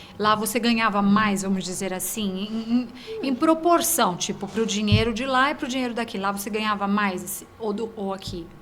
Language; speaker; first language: Portuguese; native; Portuguese